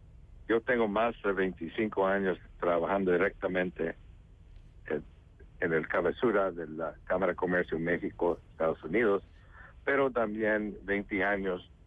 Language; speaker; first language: Spanish; early bilingual, heritage; Spanish